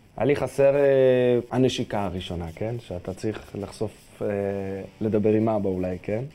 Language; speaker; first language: Hebrew; early bilingual, other home language; Russian